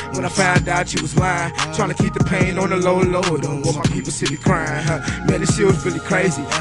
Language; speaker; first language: English; native; English